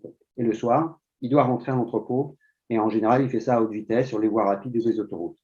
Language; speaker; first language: French; native; French